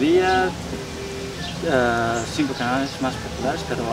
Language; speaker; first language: Spanish; non-native, learner; Uzbek